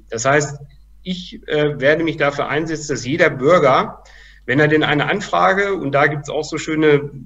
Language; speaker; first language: German; native; German